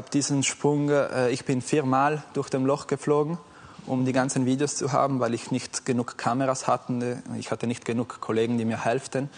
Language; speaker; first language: German; non-native, fluent; Italian